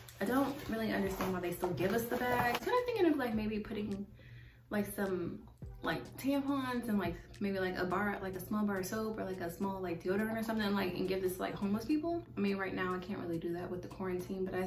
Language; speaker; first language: English; native; English